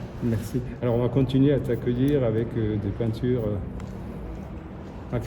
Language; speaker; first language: French; native; French